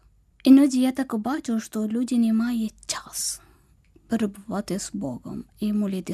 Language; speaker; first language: Ukrainian; non-native, learner; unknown